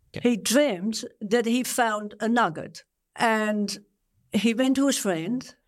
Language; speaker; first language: English; non-native, fluent; Dutch